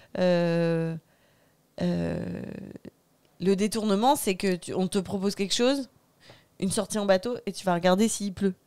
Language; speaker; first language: French; native; French